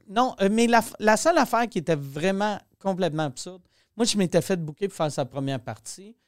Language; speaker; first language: French; native; French